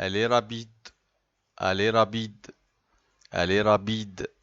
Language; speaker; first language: French; non-native, fluent; Arabic